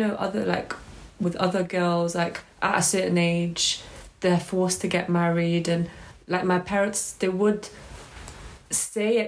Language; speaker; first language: English; native; English